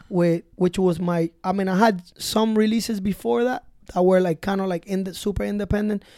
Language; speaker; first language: English; early bilingual, other home language; Spanish